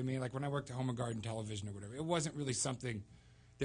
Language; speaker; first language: English; native; English